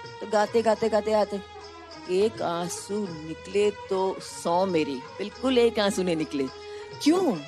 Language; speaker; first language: Hindi; non-native, local second language; Tamil